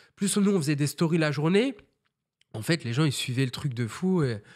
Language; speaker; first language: French; native; French